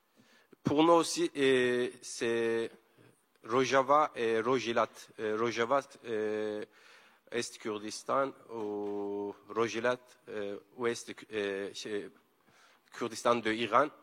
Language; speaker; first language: French; non-native, learner; Kurdish